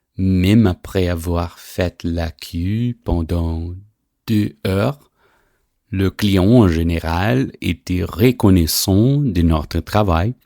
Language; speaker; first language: French; non-native, fluent; Portuguese